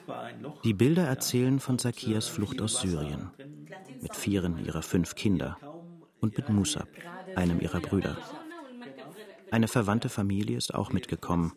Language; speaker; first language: German; native; German